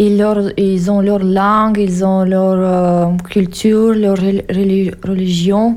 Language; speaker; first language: French; non-native, fluent; Russian